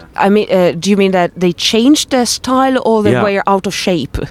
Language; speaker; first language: English; non-native, fluent; Italian